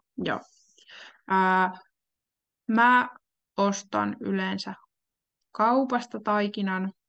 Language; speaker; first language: Finnish; native; Finnish